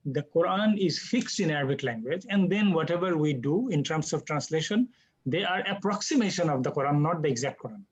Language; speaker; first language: English; non-native, local second language; Bangla